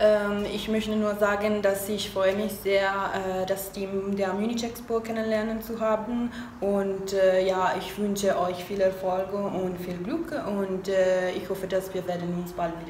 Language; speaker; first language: German; non-native, fluent; Italian